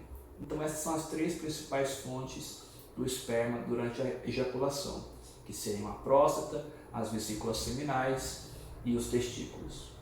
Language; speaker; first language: Portuguese; native; Portuguese